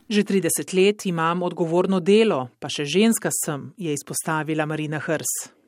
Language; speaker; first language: Slovenian; native; Slovenian